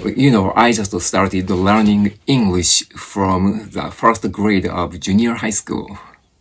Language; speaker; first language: English; non-native, fluent; Japanese